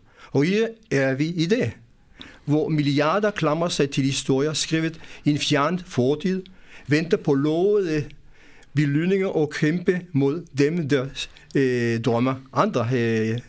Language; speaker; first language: Danish; non-native, fluent; Hebrew